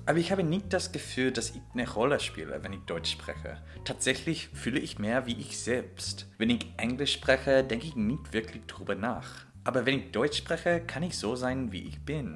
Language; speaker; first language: German; non-native, fluent; English